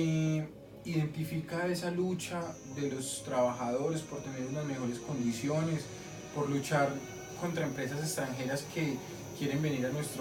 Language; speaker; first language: Spanish; native; Spanish